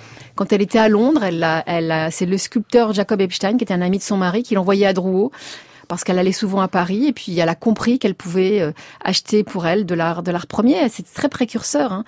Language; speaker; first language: French; native; French